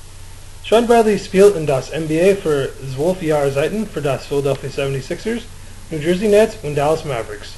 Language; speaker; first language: German; non-native, learner; English